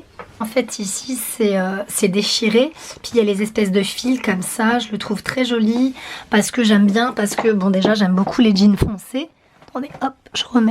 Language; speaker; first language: French; native; French